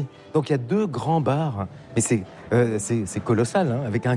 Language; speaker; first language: French; native; French